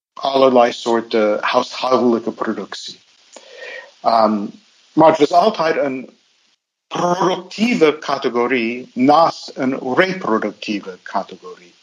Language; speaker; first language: Dutch; non-native, fluent; English